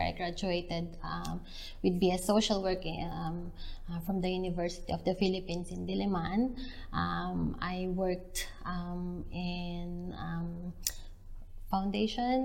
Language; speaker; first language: English; non-native, local second language; Filipino